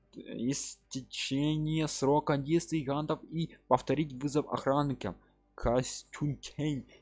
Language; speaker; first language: Russian; non-native, local second language; Ukrainian